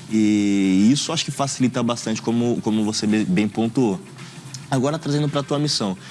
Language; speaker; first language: Portuguese; native; Portuguese